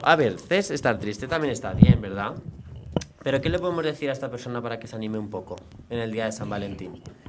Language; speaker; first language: Spanish; native; Spanish